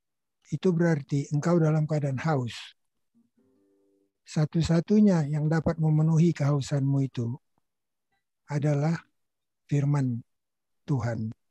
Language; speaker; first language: Indonesian; native; Indonesian